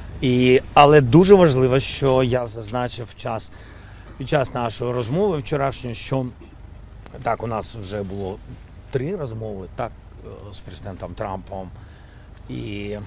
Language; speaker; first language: Ukrainian; non-native, local second language; Russian